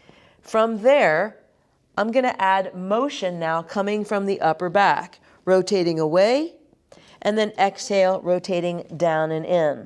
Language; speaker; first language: English; native; English